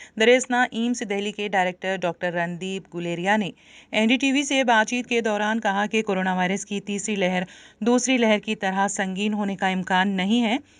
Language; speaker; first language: Urdu; native; Urdu